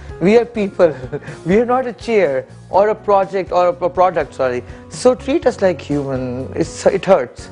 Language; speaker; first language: English; non-native, local second language; Urdu